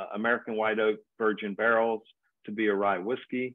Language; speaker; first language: English; native; English